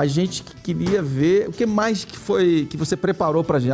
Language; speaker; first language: Portuguese; native; Portuguese